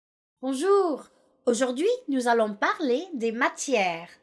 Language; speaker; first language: French; non-native, fluent; English